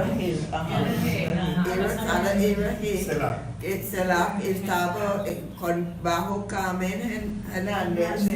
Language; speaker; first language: Spanish; non-native, fluent; English